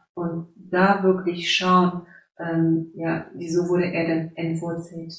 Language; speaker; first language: German; early bilingual, heritage; German